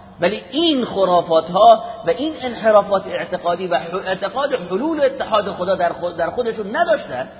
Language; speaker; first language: Persian; native; Persian